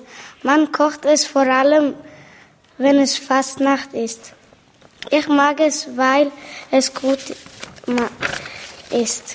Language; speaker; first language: German; early bilingual, other home language; Italian